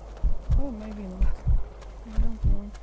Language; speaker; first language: English; non-native, fluent; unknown